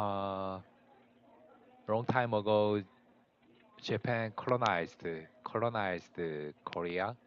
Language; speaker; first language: English; non-native, learner; Korean